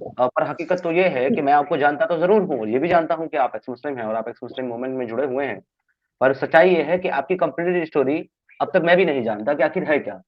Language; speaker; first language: Hindi; native; Hindi